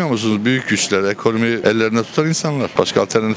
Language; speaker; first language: Turkish; native; Turkish